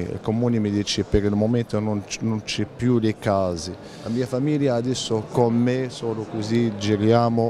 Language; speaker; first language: Italian; non-native, learner; Arabic